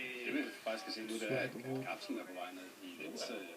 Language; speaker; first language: Danish; native; Danish